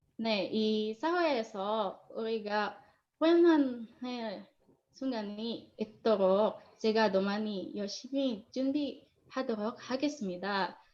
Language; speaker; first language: Korean; non-native, learner; Indonesian